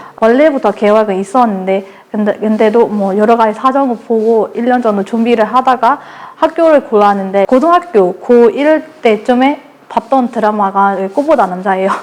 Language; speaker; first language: Korean; non-native, fluent; Burmese